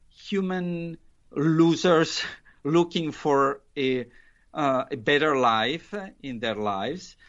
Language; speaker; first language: English; non-native, fluent; Italian